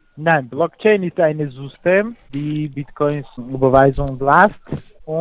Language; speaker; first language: German; non-native, fluent; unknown